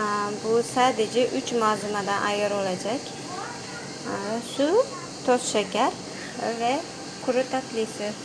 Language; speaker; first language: Turkish; non-native, learner; Uzbek